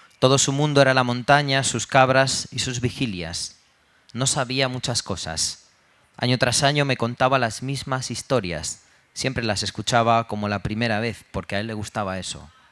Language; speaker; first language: Spanish; early bilingual, other home language; Romanian